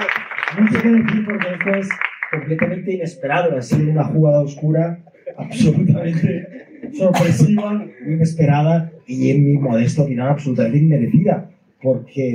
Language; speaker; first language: Spanish; native; Spanish